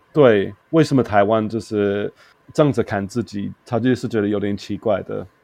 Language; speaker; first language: Chinese; non-native, fluent; English